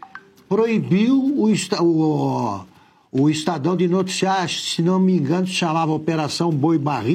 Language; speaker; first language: Portuguese; native; Portuguese